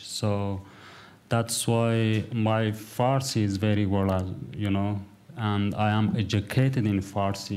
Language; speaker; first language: English; non-native, fluent; Kurdish